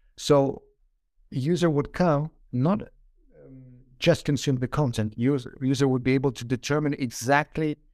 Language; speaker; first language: English; non-native, fluent; Ukrainian